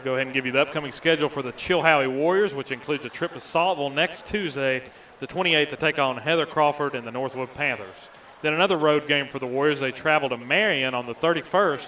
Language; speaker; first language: English; native; English